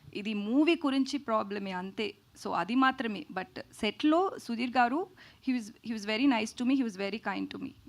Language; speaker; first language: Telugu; non-native, learner; Tamil